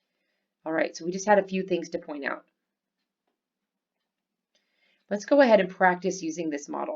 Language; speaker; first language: English; native; English